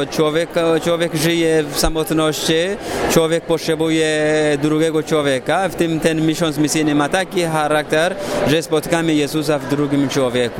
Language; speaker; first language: Polish; non-native, fluent; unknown